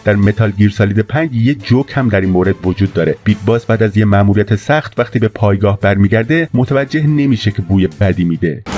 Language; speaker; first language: Persian; native; Persian